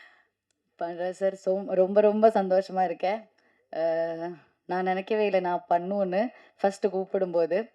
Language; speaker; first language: Tamil; non-native, learner; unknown